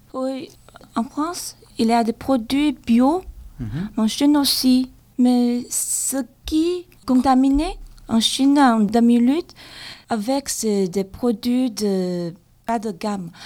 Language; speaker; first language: French; non-native, learner; Chinese